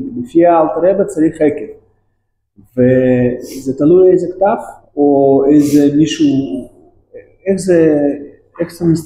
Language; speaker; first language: Hebrew; non-native, fluent; Russian